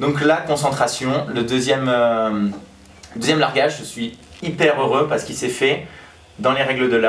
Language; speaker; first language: French; native; French